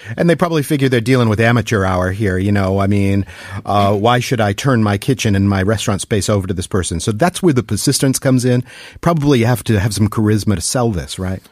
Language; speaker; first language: English; native; English